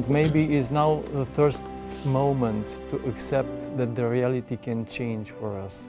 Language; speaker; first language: English; non-native, fluent; Romanian